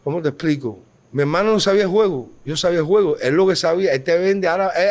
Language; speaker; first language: Spanish; early bilingual, heritage; Spanish